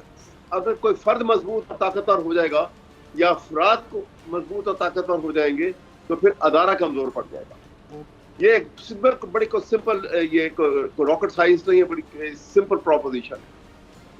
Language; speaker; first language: Urdu; native; Urdu